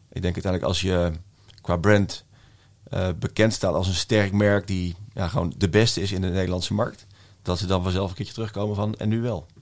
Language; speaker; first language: Dutch; native; Dutch